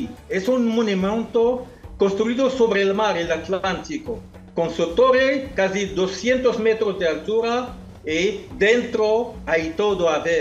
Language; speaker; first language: Spanish; non-native, fluent; Arabic